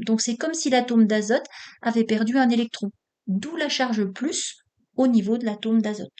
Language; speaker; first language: French; native; French